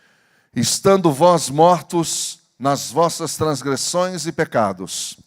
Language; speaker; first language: Portuguese; native; Portuguese